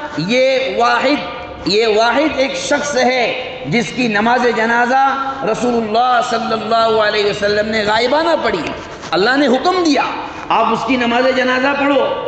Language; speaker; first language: Urdu; native; Urdu